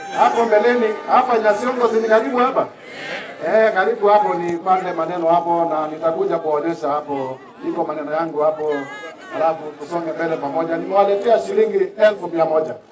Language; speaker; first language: Swahili; non-native, local second language; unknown